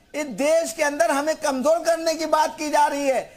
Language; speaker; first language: Hindi; native; Hindi